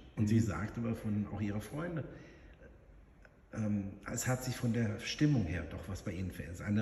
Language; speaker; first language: German; native; German